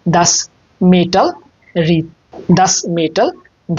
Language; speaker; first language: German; non-native, fluent; Bangla